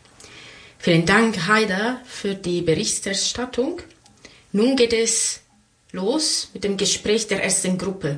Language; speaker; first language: German; non-native, fluent; Italian